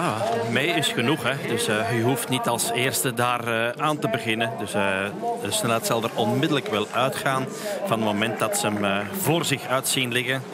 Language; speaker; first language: Dutch; native; Dutch